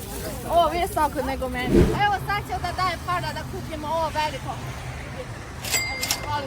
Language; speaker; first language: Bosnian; non-native, learner; Chinese